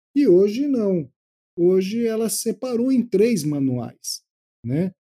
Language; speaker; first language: Portuguese; native; Portuguese